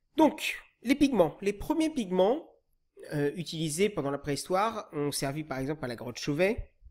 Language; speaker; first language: French; native; French